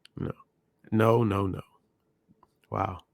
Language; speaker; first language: English; native; English